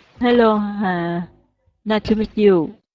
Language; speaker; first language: English; non-native, learner; Vietnamese